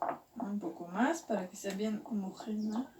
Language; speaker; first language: Spanish; non-native, fluent; French